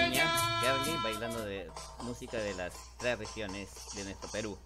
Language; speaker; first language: Spanish; native; Spanish